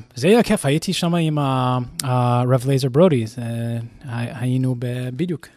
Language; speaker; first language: Hebrew; non-native, learner; English